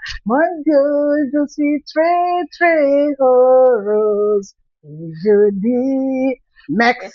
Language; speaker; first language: French; non-native, fluent; Igbo